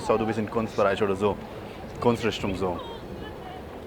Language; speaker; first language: German; non-native, learner; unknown